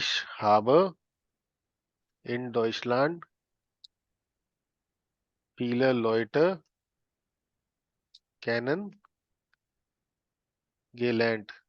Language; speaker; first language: German; non-native, fluent; Hindi